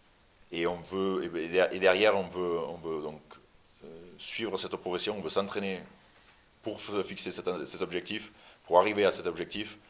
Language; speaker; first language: French; native; French